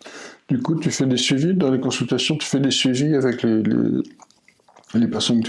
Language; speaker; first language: French; native; French